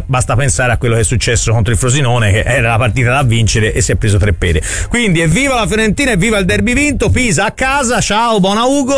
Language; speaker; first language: Italian; native; Italian